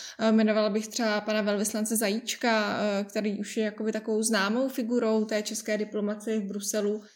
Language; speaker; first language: Czech; native; Czech